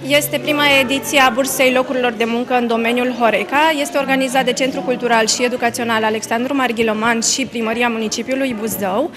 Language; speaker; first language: Romanian; native; Romanian